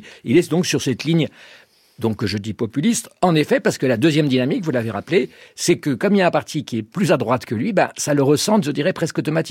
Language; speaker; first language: French; native; French